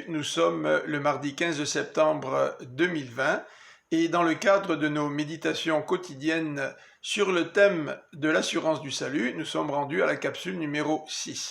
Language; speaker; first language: French; native; French